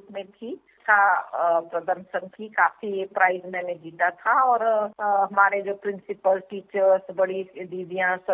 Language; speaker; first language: Hindi; native; Hindi